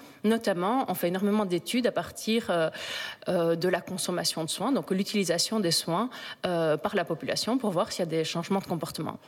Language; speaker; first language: French; native; French